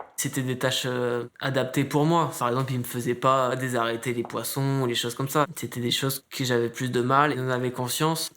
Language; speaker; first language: French; native; French